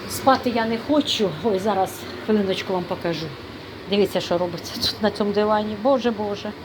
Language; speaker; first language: Ukrainian; native; Ukrainian